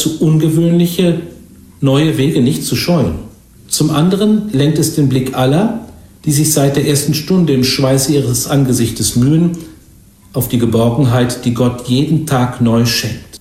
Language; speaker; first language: German; native; German